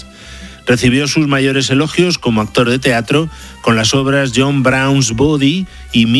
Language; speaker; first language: Spanish; native; Spanish